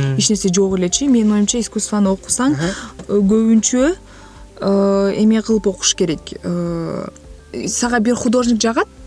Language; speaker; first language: Kyrgyz; non-native, local second language; Russian